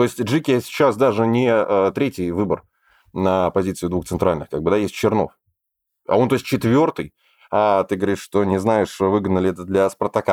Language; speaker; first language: Russian; native; Russian